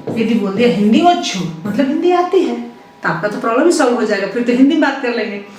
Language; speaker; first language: Hindi; native; Hindi